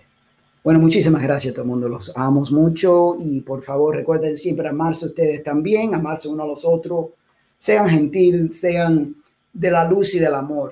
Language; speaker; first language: Spanish; early bilingual, heritage; Spanish